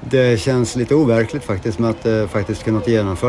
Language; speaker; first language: Swedish; native; Swedish